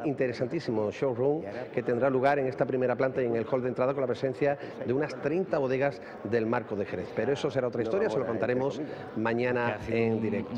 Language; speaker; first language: Spanish; native; Spanish